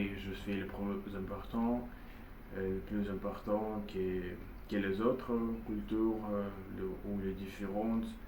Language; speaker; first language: French; non-native, learner; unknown